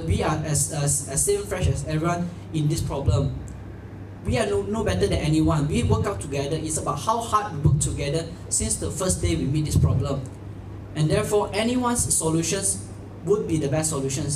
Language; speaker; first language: English; non-native, local second language; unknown